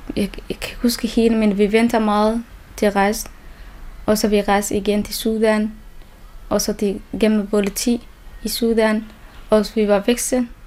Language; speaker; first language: Danish; non-native, learner; Somali